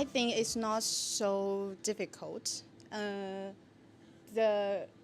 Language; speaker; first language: English; non-native, learner; Chinese